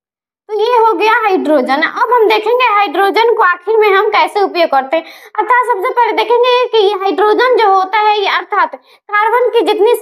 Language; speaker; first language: Hindi; native; Hindi